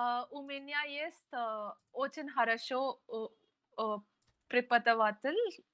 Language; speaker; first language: Russian; non-native, learner; Telugu